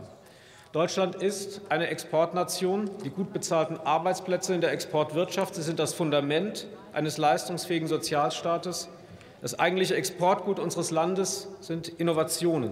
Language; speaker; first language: German; native; German